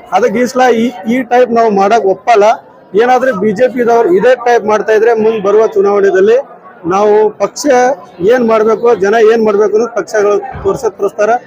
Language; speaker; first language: Kannada; non-native, local second language; Lambadi